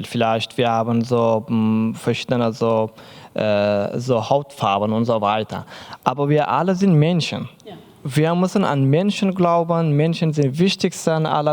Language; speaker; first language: German; non-native, learner; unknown